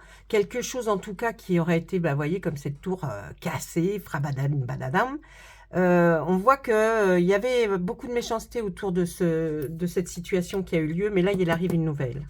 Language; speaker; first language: French; native; French